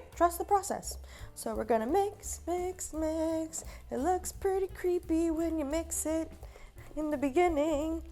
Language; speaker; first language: English; native; English